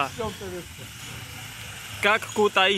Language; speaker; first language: Russian; non-native, learner; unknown